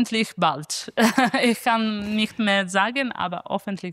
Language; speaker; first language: German; non-native, fluent; Italian